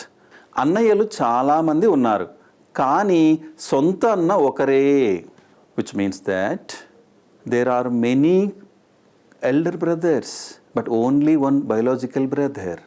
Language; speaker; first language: English; non-native, local second language; Telugu